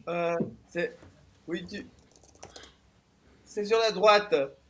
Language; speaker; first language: French; non-native, fluent; Italian